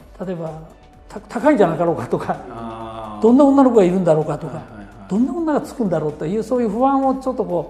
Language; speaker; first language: Japanese; native; Japanese